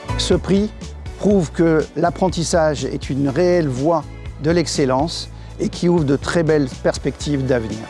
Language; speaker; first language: French; native; French